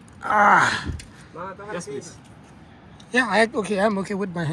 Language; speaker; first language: English; non-native, learner; Burmese